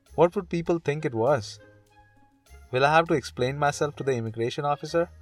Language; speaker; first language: English; non-native, local second language; Hindi